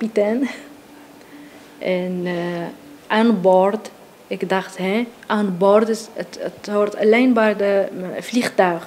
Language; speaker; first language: Dutch; non-native, learner; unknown